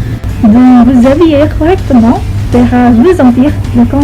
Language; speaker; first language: French; non-native, learner; Indonesian